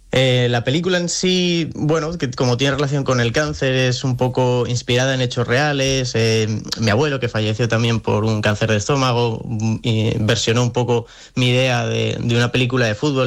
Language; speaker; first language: Spanish; native; Spanish